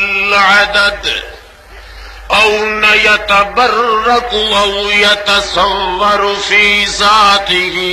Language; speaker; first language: Arabic; non-native, fluent; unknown